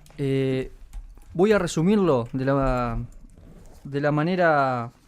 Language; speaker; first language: Spanish; native; Spanish